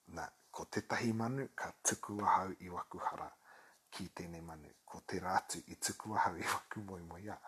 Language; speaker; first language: Māori; non-native, local second language; English